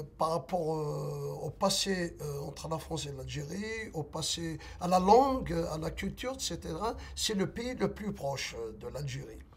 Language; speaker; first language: French; non-native, local second language; Kabyle